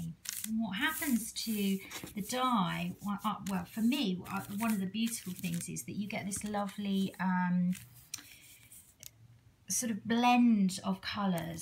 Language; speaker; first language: English; native; English